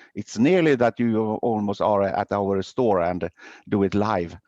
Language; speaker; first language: English; non-native, fluent; Swedish